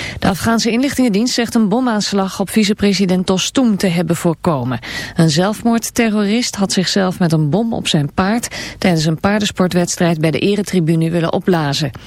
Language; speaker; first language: Dutch; native; Dutch